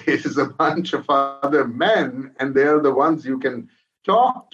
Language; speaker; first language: English; non-native, local second language; Urdu